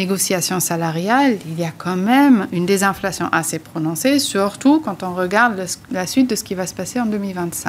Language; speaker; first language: French; native; French